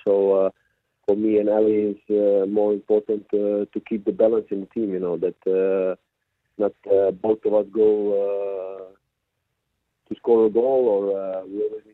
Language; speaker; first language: English; non-native, fluent; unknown